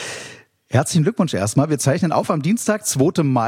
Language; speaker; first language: German; native; German